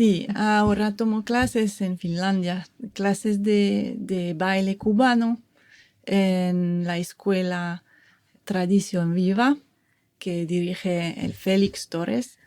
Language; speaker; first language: Spanish; non-native, fluent; French